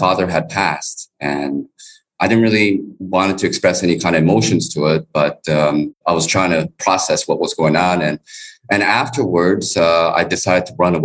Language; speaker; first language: English; early bilingual, other home language; Korean